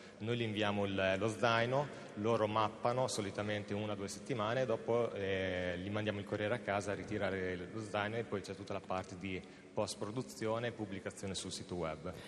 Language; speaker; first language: Italian; native; Italian